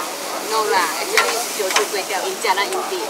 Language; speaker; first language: English; non-native, local second language; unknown